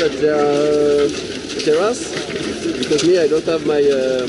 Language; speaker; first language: English; non-native, learner; French